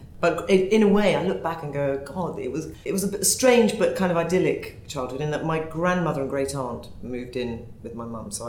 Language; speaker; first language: English; native; English